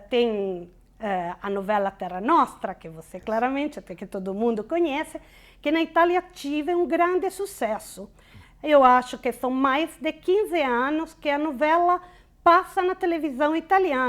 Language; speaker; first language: Portuguese; non-native, fluent; Italian